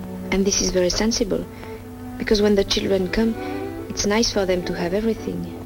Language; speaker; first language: English; non-native, fluent; French